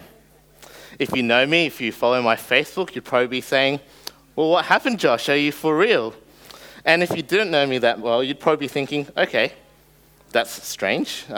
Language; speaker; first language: English; native; English